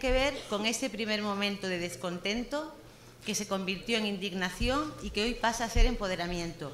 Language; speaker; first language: Spanish; native; Spanish